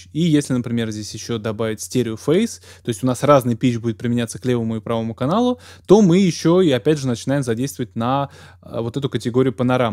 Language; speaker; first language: Russian; native; Russian